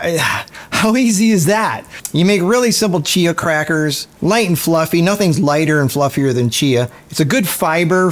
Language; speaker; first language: English; native; English